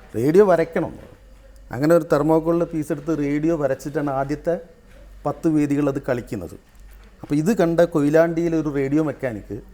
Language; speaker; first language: Malayalam; native; Malayalam